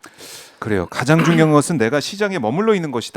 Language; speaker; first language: Korean; native; Korean